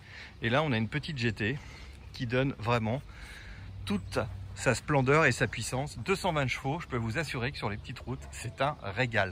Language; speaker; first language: French; native; French